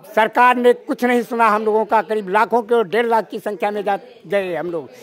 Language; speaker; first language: Hindi; native; Hindi